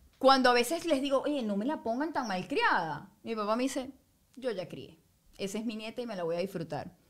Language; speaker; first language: Spanish; native; Spanish